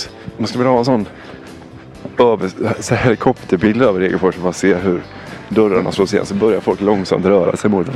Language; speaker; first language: Swedish; native; Swedish